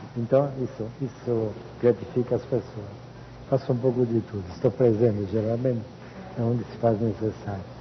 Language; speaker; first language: Portuguese; non-native, fluent; Italian